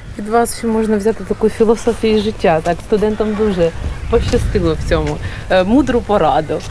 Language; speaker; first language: Ukrainian; native; Ukrainian